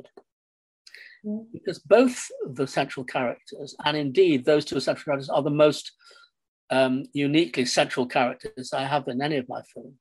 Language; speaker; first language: English; native; English